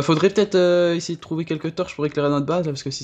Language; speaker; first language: French; native; French